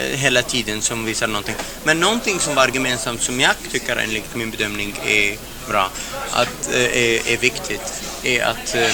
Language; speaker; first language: Swedish; non-native, fluent; Arabic